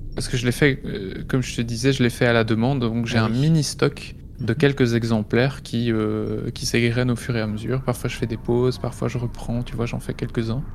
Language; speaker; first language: French; native; French